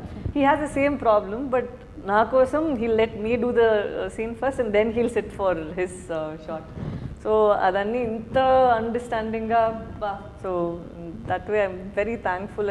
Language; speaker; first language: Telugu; non-native, local second language; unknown